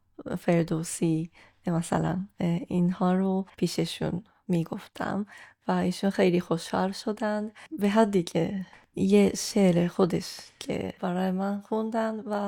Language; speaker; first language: Persian; non-native, fluent; Japanese